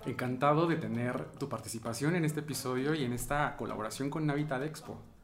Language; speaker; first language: Spanish; native; Spanish